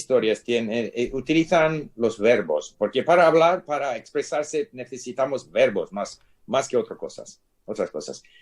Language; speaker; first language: Spanish; non-native, fluent; English